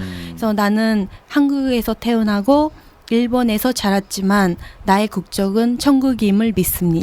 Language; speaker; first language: Korean; early bilingual, heritage; Korean